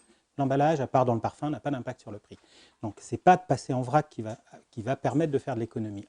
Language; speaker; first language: French; native; French